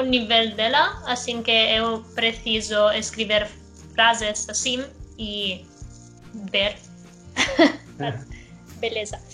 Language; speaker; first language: Portuguese; non-native, learner; Spanish